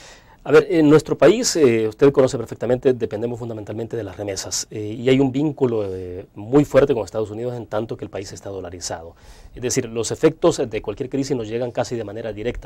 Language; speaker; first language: Spanish; native; Spanish